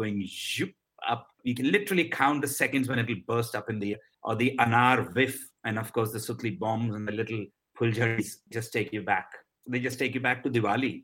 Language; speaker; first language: English; non-native, local second language; Hindi